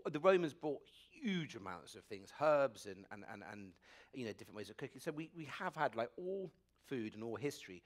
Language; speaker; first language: English; native; English